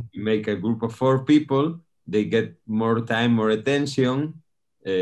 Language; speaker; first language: English; non-native, fluent; Spanish